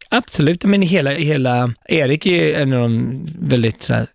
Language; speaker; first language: Swedish; native; Swedish